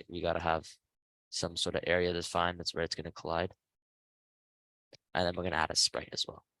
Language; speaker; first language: English; native; English